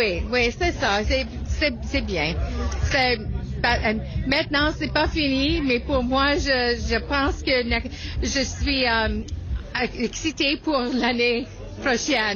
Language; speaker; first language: French; non-native, local second language; English